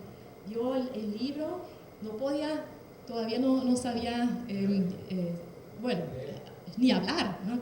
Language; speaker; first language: Spanish; non-native, fluent; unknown